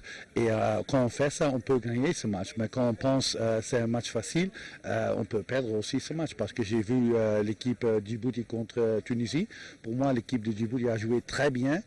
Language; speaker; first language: French; non-native, fluent; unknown